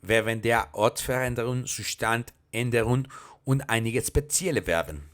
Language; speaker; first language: German; non-native, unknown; Spanish